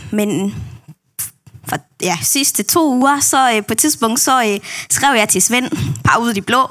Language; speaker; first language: Danish; non-native, local second language; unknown